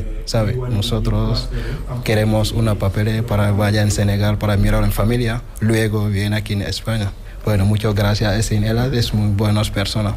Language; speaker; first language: Spanish; non-native, learner; Wolof